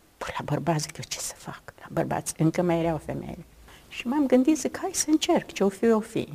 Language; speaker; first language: Romanian; native; Romanian